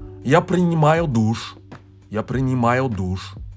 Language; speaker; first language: Russian; non-native, learner; English